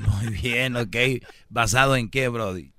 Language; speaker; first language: Spanish; native; Spanish